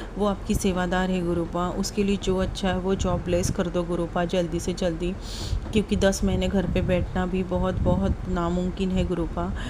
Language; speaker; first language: Hindi; non-native, local second language; Marathi